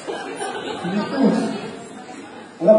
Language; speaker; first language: German; native; German